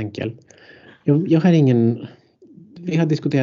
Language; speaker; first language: Swedish; non-native, fluent; Greek